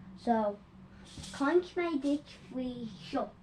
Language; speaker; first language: Irish; non-native, learner; English